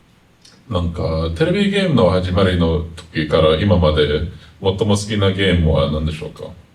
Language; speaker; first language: Japanese; non-native, fluent; English